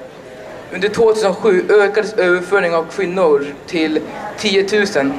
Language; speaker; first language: Swedish; non-native, learner; Uyghur